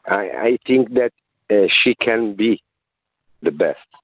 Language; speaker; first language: English; non-native, learner; Italian